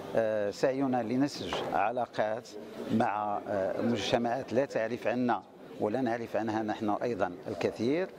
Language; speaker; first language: Arabic; native; Arabic